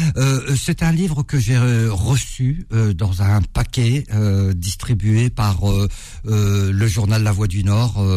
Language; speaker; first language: French; early bilingual, other home language; Arabic